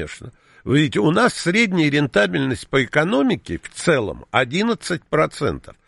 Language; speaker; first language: Russian; native; Russian